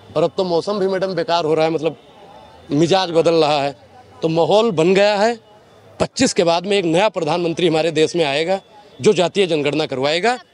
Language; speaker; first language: Hindi; native; Hindi